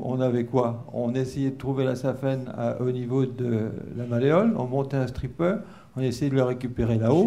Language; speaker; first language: French; native; French